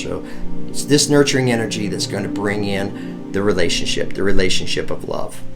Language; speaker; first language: English; native; English